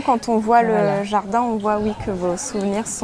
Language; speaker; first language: French; native; French